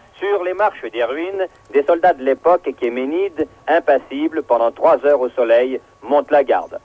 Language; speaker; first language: French; native; French